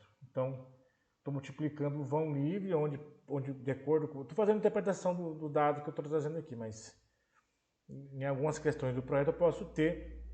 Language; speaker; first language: Portuguese; native; Portuguese